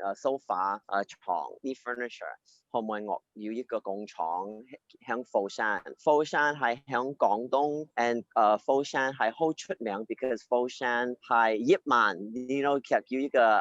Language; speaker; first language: Cantonese; early bilingual, heritage; Cantonese